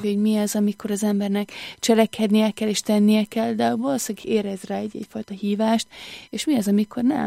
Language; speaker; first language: Hungarian; native; Hungarian